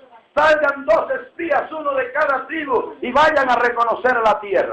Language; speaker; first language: Spanish; native; Spanish